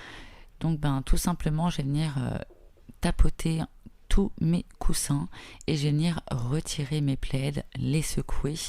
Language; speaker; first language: French; native; French